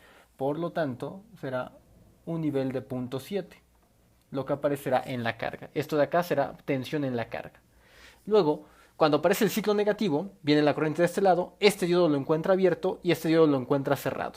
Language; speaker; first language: Spanish; native; Spanish